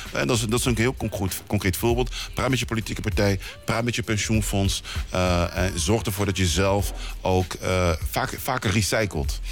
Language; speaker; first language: Dutch; early bilingual, other home language; Lingala